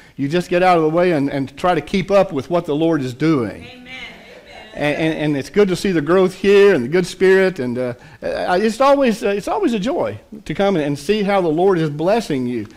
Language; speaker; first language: English; native; English